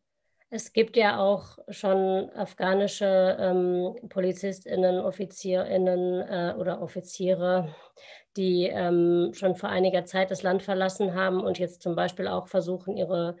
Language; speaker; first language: German; native; German